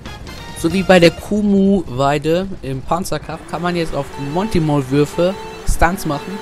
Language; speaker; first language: German; native; German